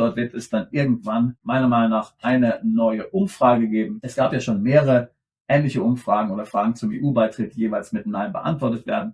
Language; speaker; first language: German; native; German